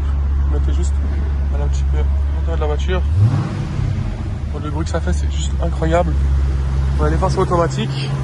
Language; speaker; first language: French; native; French